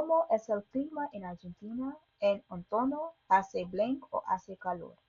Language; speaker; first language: Spanish; non-native, learner; English